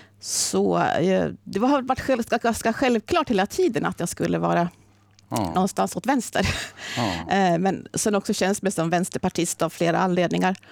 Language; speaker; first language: Swedish; native; Swedish